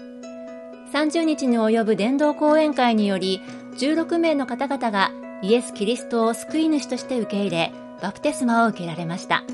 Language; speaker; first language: Japanese; native; Japanese